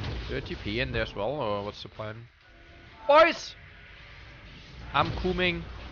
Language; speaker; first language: English; non-native, fluent; German